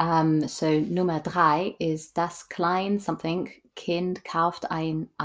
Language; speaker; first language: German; non-native, learner; English